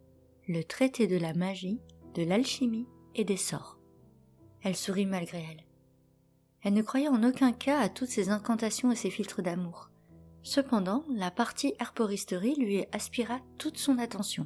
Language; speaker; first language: French; native; French